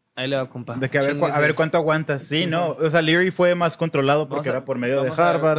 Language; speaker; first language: Spanish; native; Spanish